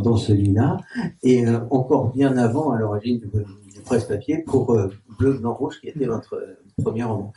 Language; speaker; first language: French; native; French